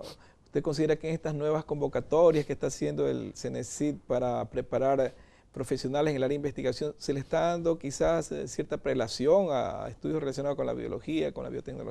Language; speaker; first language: Spanish; native; Spanish